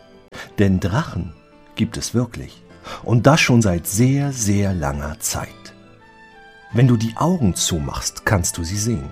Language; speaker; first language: German; native; German